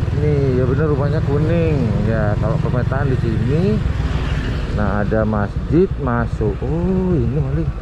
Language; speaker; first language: Indonesian; non-native, local second language; Madurese